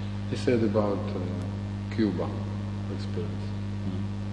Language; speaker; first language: English; non-native, learner; Russian